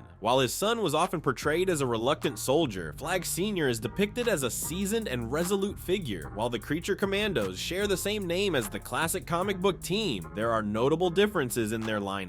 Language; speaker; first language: English; native; English